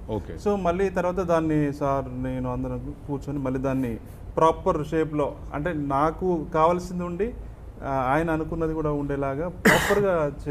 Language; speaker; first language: Telugu; native; Telugu